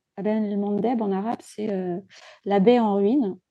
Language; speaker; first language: French; native; French